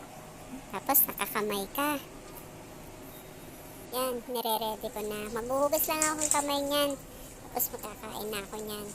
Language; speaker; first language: Filipino; native; Filipino